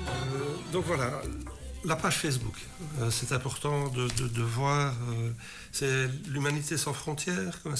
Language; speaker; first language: French; native; French